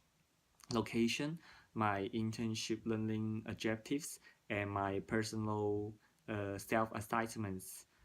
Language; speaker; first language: English; non-native, learner; Cantonese